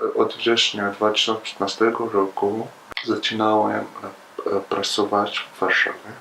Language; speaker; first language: Polish; non-native, learner; Arabic